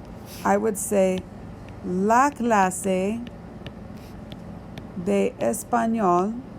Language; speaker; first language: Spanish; non-native, fluent; English